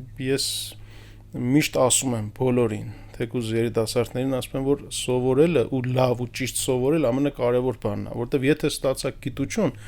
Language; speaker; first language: Armenian; early bilingual, heritage; Armenian